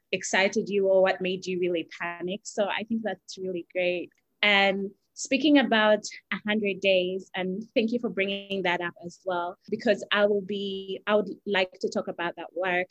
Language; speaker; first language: English; non-native, local second language; Ganda